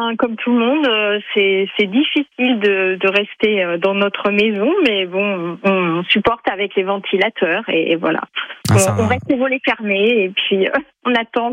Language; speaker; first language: French; native; French